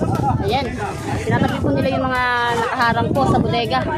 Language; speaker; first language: Filipino; native; Filipino